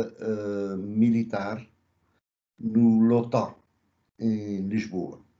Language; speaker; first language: Portuguese; early bilingual, other home language; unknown